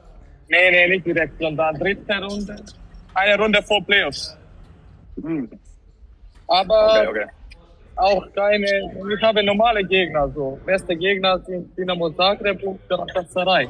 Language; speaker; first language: German; non-native, fluent; Serbian